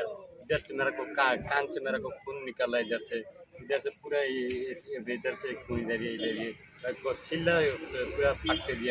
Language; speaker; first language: Hindi; non-native, local second language; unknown